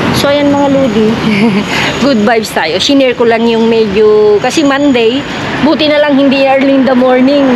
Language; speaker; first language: Filipino; native; Filipino